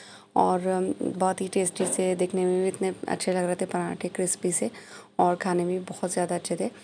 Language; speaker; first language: Hindi; native; Hindi